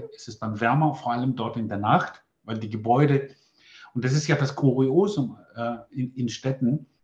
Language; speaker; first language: German; non-native, fluent; Greek